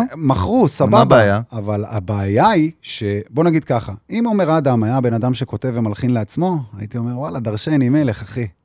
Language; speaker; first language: Hebrew; early bilingual, other home language; Arabic